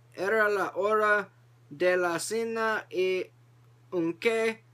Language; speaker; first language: Spanish; non-native, learner; English